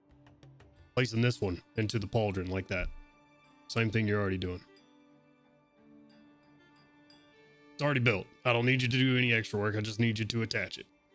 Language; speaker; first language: English; native; English